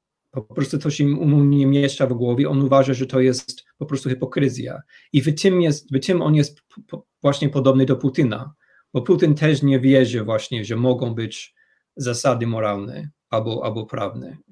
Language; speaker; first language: Polish; non-native, fluent; English